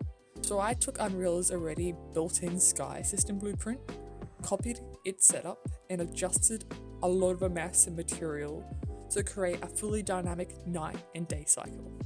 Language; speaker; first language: English; native; English